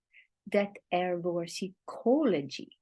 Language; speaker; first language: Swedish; non-native, learner; English